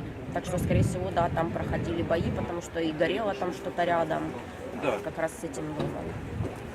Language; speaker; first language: Russian; native; Russian